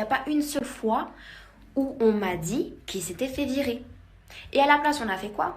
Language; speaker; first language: French; native; French